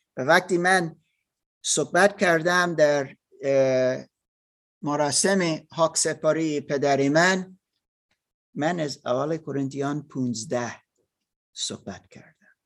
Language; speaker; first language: Persian; non-native, learner; German